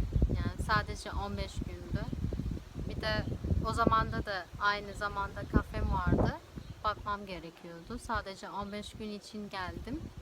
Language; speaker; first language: Turkish; non-native, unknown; Arabic